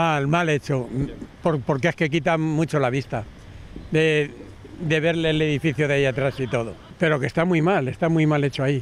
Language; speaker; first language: Spanish; native; Spanish